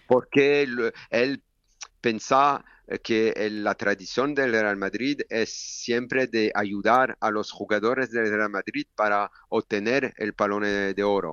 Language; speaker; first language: Spanish; non-native, learner; French